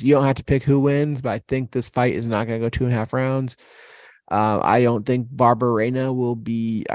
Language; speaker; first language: English; native; English